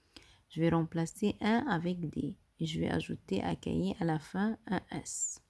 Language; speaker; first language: French; non-native, fluent; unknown